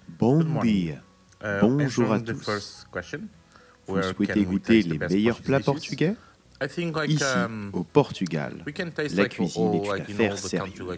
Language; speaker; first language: French; non-native, fluent; Portuguese